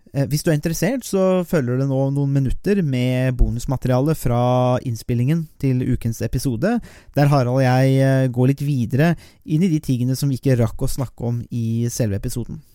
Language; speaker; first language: Norwegian; native; Norwegian